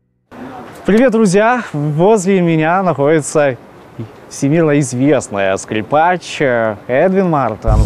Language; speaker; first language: Russian; native; Russian